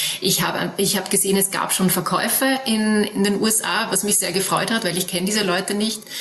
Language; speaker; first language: German; native; German